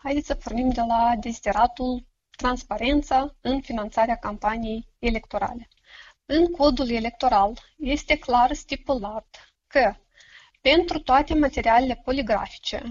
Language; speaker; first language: Romanian; native; Romanian